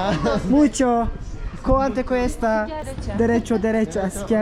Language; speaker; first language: Spanish; non-native, learner; Turkish